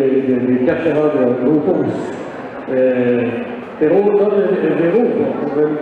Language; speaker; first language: Spanish; non-native, learner; French